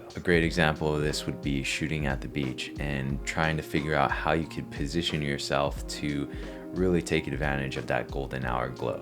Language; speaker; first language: English; native; English